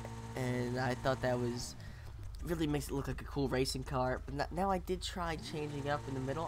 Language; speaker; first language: English; native; English